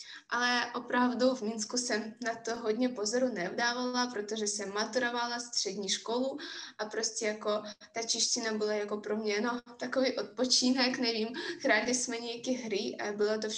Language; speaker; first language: Czech; non-native, fluent; Russian